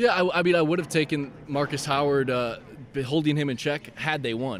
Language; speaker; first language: English; native; English